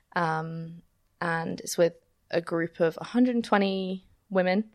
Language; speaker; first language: English; native; English